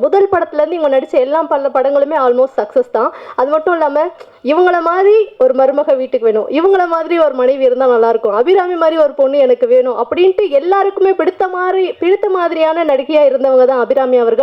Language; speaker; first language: Tamil; native; Tamil